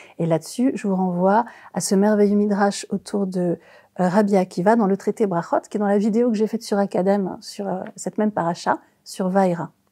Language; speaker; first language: French; native; French